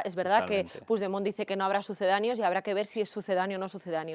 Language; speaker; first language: Spanish; native; Spanish